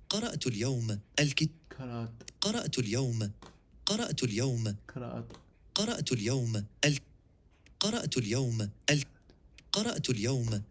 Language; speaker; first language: Arabic; non-native, learner; English